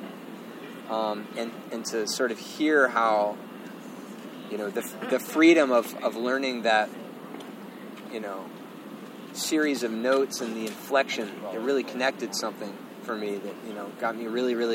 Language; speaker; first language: English; native; English